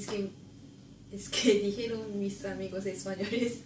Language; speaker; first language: Spanish; non-native, learner; Japanese